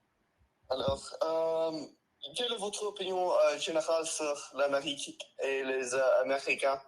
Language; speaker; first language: French; non-native, learner; English